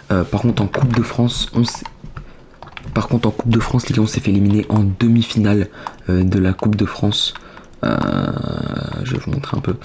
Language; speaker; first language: French; native; French